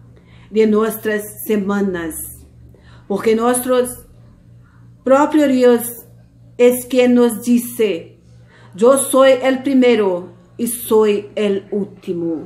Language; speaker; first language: Spanish; non-native, fluent; Portuguese